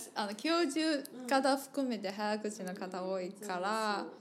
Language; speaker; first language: Japanese; non-native, fluent; Chinese